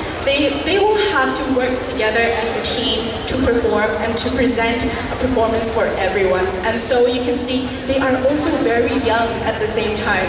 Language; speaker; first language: English; non-native, local second language; Chinese